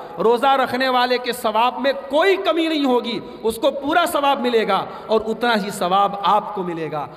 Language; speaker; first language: Urdu; native; Urdu